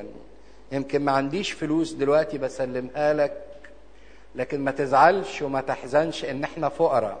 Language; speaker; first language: Arabic; native; Arabic